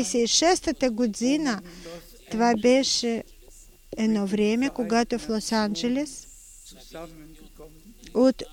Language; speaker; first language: Bulgarian; non-native, fluent; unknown